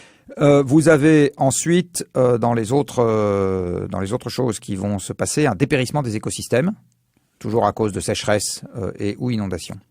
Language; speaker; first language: French; native; French